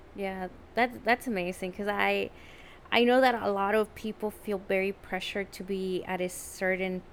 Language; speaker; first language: English; early bilingual, other home language; Spanish